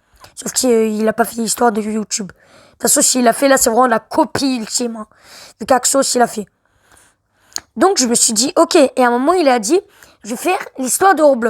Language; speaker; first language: French; native; French